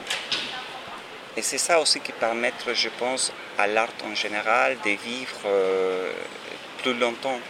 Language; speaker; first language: French; non-native, fluent; Spanish